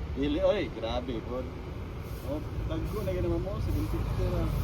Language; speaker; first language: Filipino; non-native, local second language; Waray